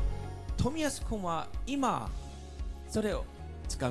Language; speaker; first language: Japanese; non-native, fluent; Korean